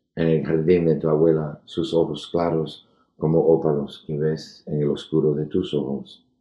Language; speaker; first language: Spanish; early bilingual, heritage; Spanish